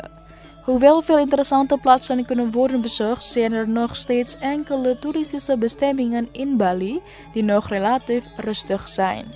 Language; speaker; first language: Dutch; non-native, learner; Indonesian